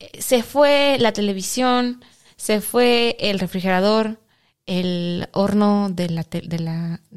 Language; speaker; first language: Spanish; native; Spanish